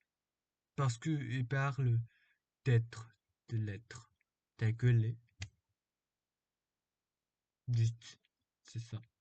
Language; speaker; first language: French; non-native, fluent; Korean